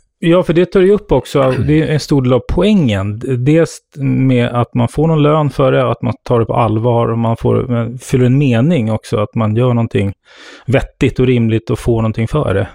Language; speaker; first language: Swedish; native; Swedish